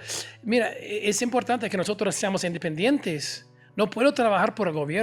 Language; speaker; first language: Spanish; non-native, fluent; English